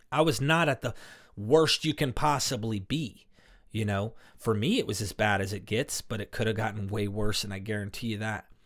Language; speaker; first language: English; native; English